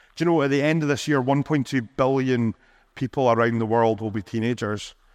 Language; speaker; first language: English; native; English